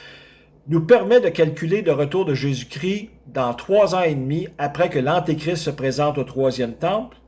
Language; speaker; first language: French; native; French